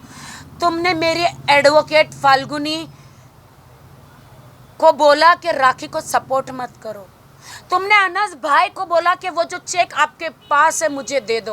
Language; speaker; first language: Hindi; native; Hindi